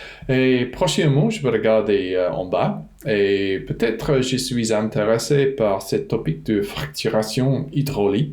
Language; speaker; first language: French; non-native, fluent; English